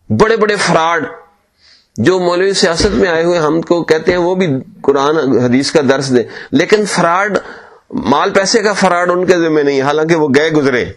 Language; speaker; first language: Urdu; native; Urdu